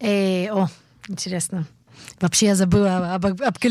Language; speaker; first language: Russian; early bilingual, heritage; Russian